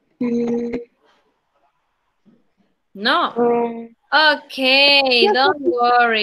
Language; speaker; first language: English; non-native, learner; Spanish